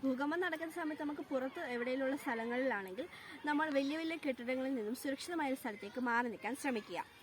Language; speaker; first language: Malayalam; native; Malayalam